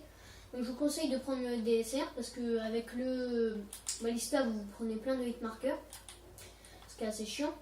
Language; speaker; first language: French; native; French